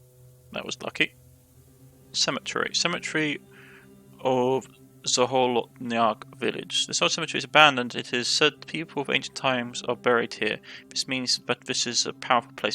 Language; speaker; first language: English; native; English